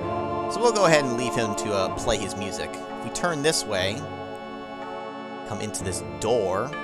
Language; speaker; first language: English; native; English